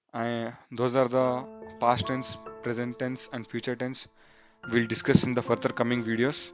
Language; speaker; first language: English; non-native, local second language; Kannada